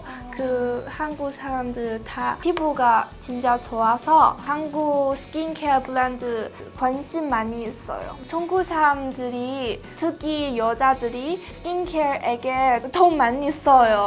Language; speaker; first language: Korean; non-native, fluent; Chinese